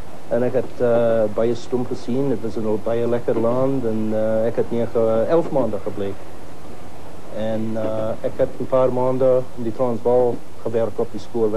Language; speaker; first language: Afrikaans; non-native, learner; English